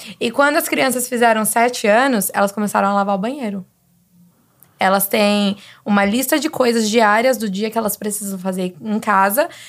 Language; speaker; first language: Portuguese; native; Portuguese